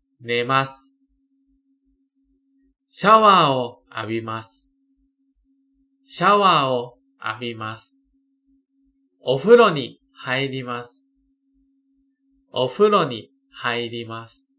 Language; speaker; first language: Japanese; non-native, fluent; Thai